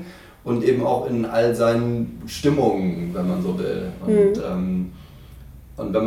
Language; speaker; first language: German; native; German